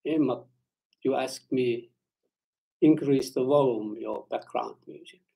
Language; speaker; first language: English; non-native, learner; Finnish